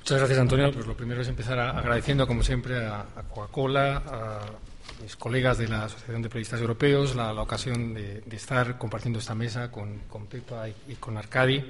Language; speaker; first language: Spanish; native; Spanish